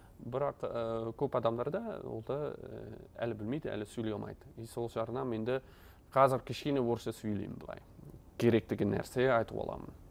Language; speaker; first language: Kazakh; non-native, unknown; Dutch